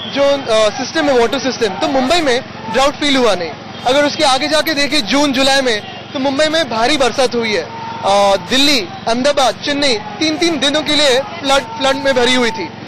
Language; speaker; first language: Hindi; non-native, local second language; Marathi